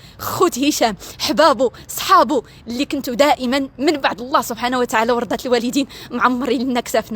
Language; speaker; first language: Arabic; native; Arabic